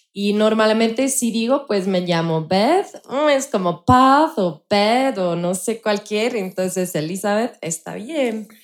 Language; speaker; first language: Spanish; non-native, fluent; English